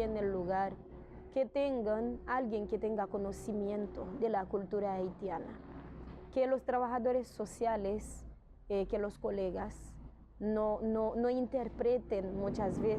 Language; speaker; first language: Spanish; non-native, fluent; Haitian Creole